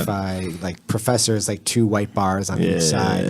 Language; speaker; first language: English; native; English